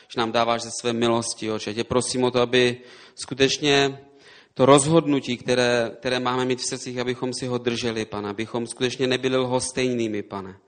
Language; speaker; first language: Czech; native; Czech